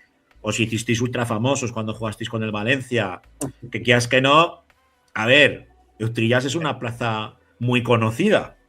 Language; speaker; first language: Spanish; native; Spanish